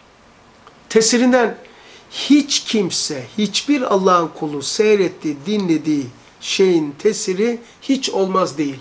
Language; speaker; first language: Turkish; native; Turkish